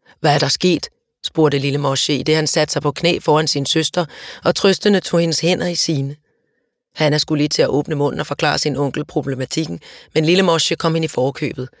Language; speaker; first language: Danish; native; Danish